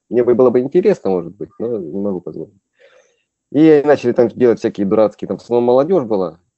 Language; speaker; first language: Russian; native; Russian